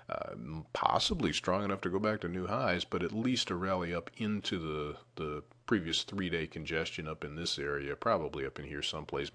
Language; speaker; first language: English; native; English